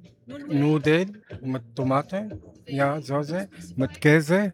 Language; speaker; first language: German; non-native, learner; Arabic